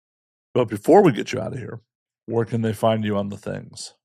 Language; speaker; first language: English; native; English